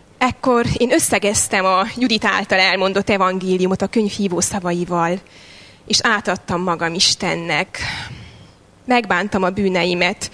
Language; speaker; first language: Hungarian; native; Hungarian